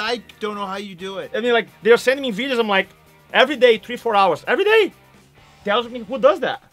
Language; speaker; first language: English; non-native, fluent; Portuguese